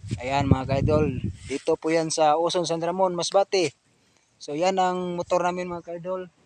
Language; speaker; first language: Filipino; non-native, local second language; Masbatenyo